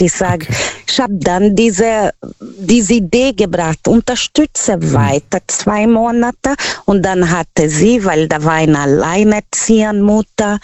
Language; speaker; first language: German; non-native, learner; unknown